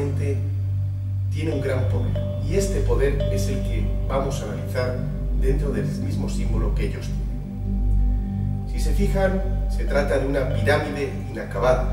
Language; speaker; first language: Spanish; native; Spanish